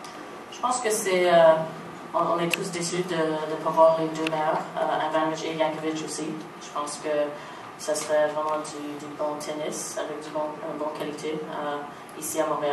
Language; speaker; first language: French; non-native, local second language; English